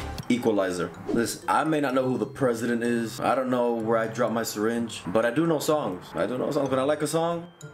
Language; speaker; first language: English; native; English